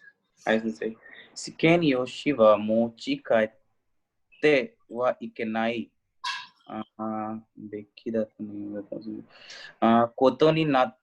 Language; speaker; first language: Japanese; non-native, learner; Hindi